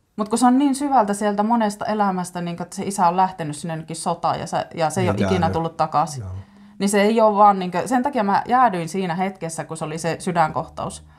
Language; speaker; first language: Finnish; native; Finnish